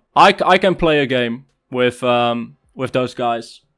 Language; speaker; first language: English; non-native, fluent; Dutch